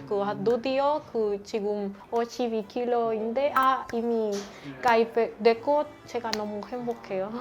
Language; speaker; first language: Korean; non-native, learner; Spanish